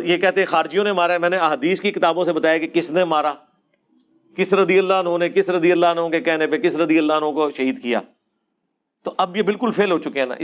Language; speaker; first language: Urdu; non-native, local second language; Punjabi